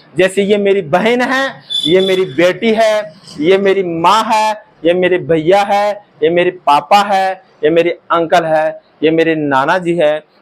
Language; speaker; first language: Hindi; native; Hindi